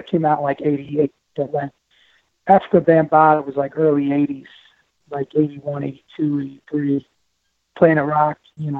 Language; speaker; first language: English; native; English